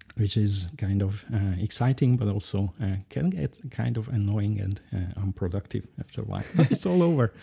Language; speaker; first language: English; non-native, fluent; Hungarian